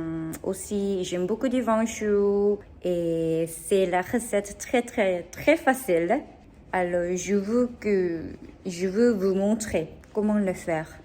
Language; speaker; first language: French; non-native, learner; Korean